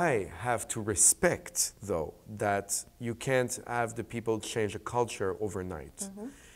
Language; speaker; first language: English; native; English